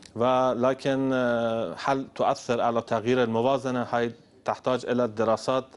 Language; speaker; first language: Arabic; non-native, fluent; Persian